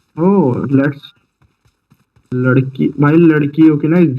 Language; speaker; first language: Hindi; native; Hindi